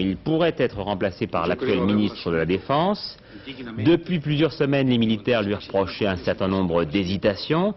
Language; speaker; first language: French; native; French